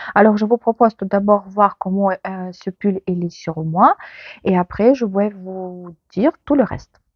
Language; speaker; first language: French; non-native, fluent; Ukrainian